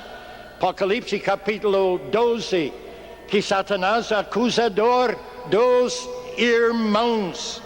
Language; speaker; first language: Portuguese; non-native, fluent; English